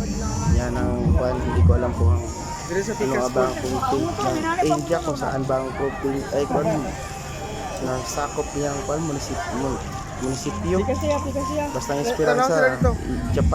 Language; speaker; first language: Filipino; non-native, local second language; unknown